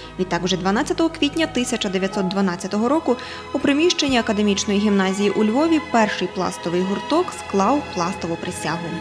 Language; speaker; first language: Ukrainian; native; Ukrainian